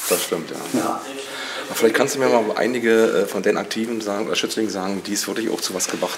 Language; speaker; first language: German; native; German